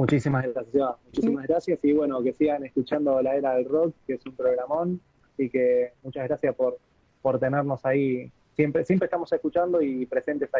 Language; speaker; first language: Spanish; native; Spanish